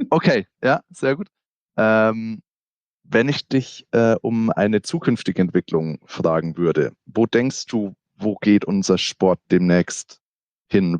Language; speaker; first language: German; native; German